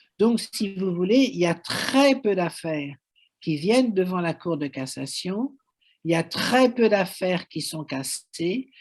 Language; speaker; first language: French; native; French